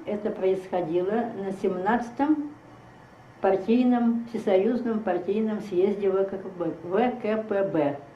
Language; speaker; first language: Russian; native; Russian